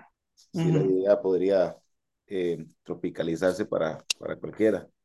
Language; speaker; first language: Spanish; native; Spanish